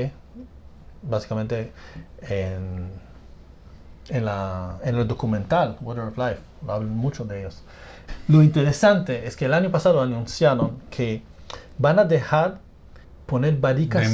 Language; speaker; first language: Spanish; non-native, fluent; English